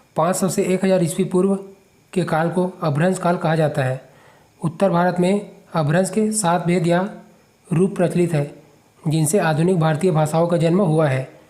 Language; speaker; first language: Hindi; native; Hindi